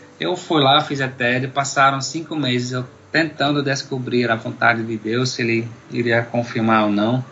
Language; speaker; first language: Portuguese; non-native, fluent; Dutch